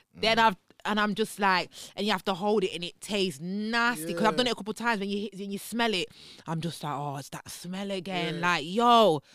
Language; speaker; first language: English; native; English